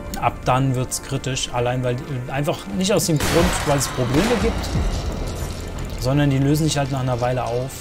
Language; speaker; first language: German; native; German